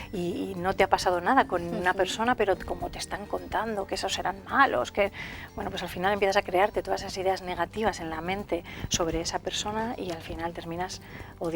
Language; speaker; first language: Spanish; native; Spanish